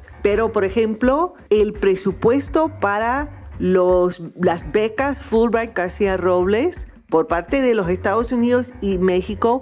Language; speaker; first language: Spanish; non-native, fluent; English